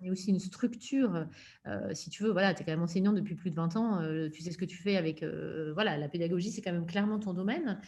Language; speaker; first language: French; native; French